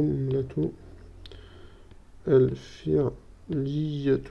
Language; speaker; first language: Arabic; non-native, fluent; French